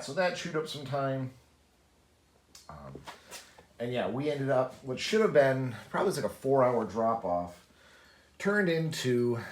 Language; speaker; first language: English; native; English